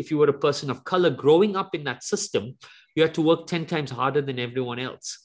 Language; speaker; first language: English; native; English